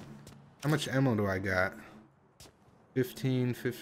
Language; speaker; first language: English; native; English